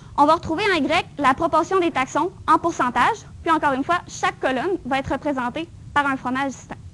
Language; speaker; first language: French; native; French